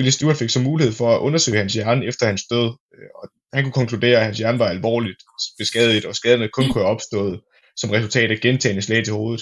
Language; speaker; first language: Danish; native; Danish